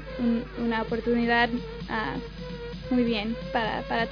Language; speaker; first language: Spanish; non-native, learner; English